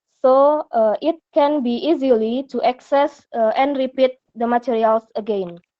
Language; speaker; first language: English; non-native, learner; Indonesian